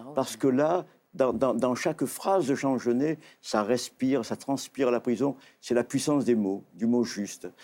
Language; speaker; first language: French; native; French